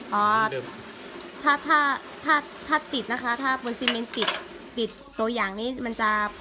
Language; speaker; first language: Thai; non-native, local second language; Khün